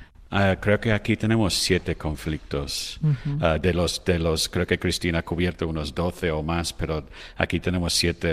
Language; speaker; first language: Spanish; non-native, fluent; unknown